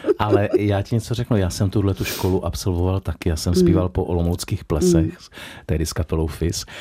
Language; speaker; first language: Czech; native; Czech